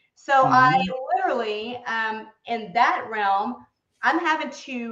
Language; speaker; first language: English; native; English